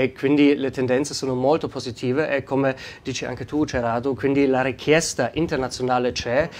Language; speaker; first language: Italian; non-native, fluent; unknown